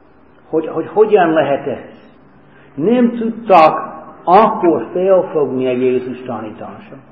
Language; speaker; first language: Hungarian; non-native, fluent; English